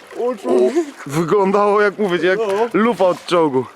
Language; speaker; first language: Polish; native; Polish